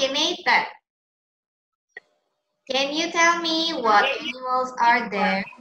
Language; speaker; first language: English; non-native, learner; Indonesian